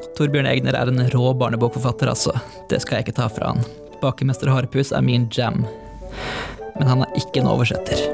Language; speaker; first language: Norwegian; native; Norwegian